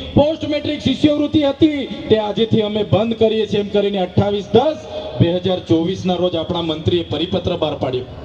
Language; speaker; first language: Gujarati; non-native, local second language; Vasavi